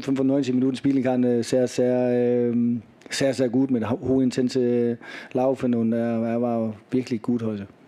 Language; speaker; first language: German; non-native, fluent; Danish